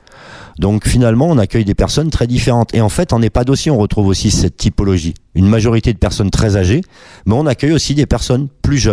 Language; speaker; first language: French; native; French